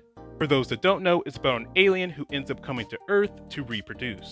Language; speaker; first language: English; native; English